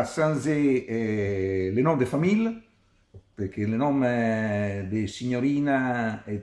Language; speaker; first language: French; non-native, learner; Italian